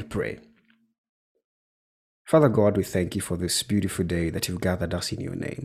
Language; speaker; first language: English; non-native, local second language; Kikuyu